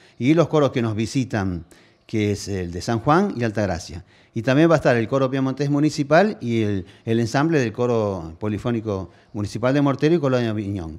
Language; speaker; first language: Spanish; native; Spanish